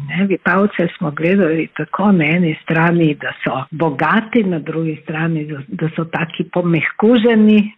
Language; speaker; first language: Slovenian; native; Slovenian